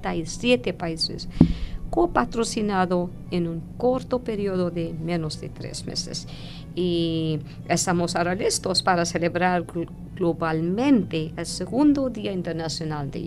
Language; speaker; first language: Spanish; non-native, fluent; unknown